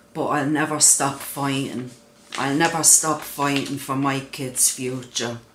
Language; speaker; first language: English; native; English